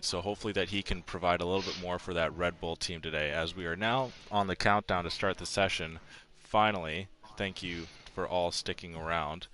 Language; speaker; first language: English; native; English